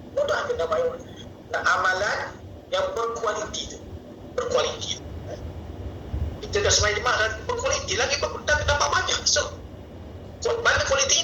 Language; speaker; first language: Malay; native; Malay